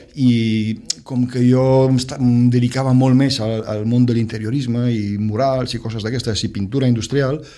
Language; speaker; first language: Catalan; non-native, fluent; Romanian